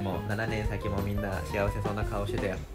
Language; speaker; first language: Japanese; native; Japanese